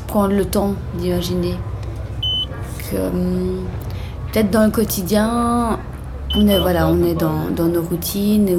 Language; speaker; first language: French; native; French